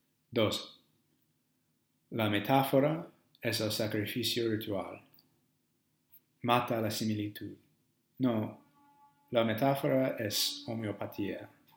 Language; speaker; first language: Spanish; non-native, fluent; English